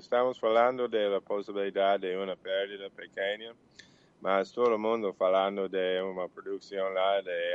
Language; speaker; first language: Portuguese; non-native, learner; English